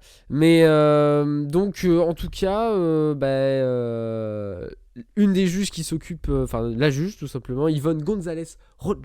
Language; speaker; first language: French; native; French